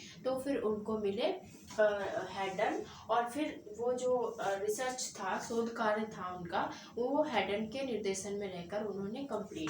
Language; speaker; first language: Hindi; native; Hindi